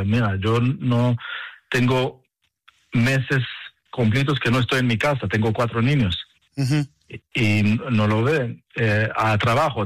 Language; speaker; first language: Spanish; early bilingual, heritage; Spanish